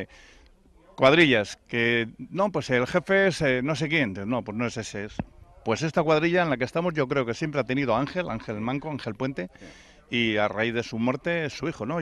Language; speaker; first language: Spanish; native; Spanish